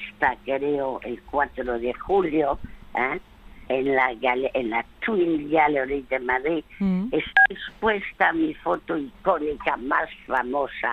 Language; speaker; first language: Spanish; early bilingual, other home language; French